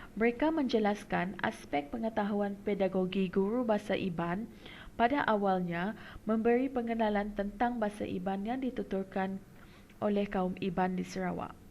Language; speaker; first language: Malay; non-native, local second language; Iban